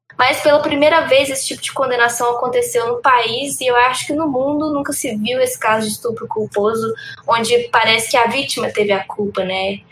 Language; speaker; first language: Portuguese; early bilingual, heritage; Portuguese